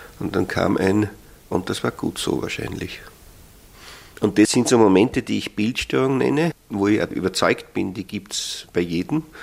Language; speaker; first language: German; native; German